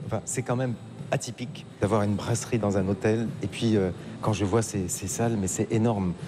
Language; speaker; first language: French; native; French